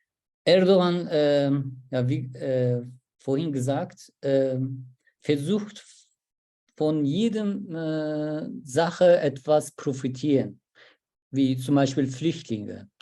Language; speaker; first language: German; non-native, learner; Turkish